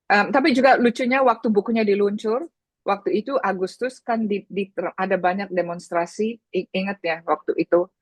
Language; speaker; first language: Indonesian; early bilingual, heritage; Indonesian